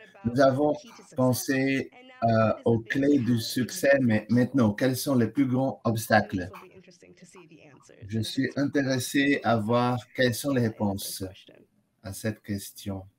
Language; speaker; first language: French; non-native, fluent; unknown